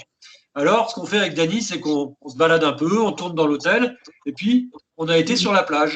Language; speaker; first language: French; native; French